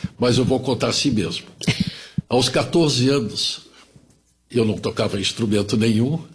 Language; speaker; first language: Portuguese; early bilingual, other home language; German